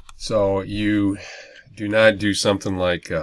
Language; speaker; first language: English; native; English